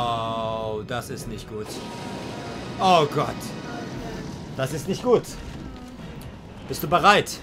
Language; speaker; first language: German; native; German